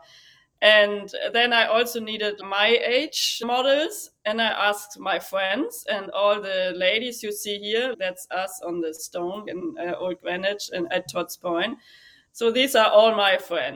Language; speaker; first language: English; non-native, fluent; German